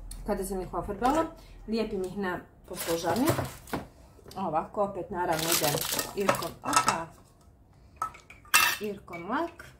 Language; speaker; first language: Croatian; native; Croatian